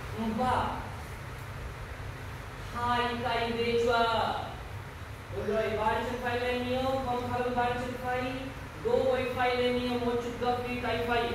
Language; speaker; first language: Vietnamese; non-native, learner; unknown